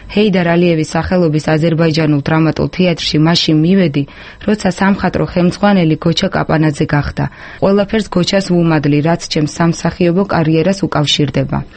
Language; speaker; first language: Georgian; non-native, local second language; Azerbaijani